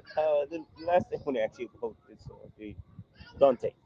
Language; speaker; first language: English; native; English